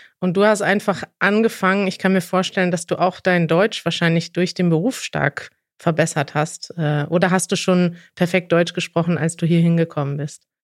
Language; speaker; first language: German; native; German